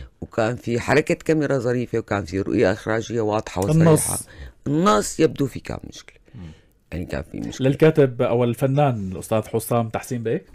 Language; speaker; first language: Arabic; native; Arabic